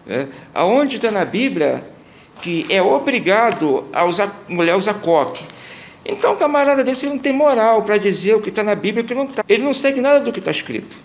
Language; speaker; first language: Portuguese; native; Portuguese